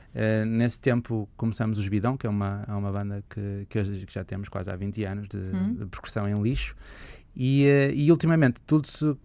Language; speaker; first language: Portuguese; native; Portuguese